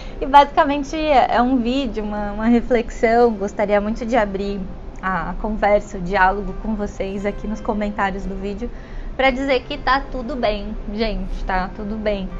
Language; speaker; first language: Portuguese; native; Portuguese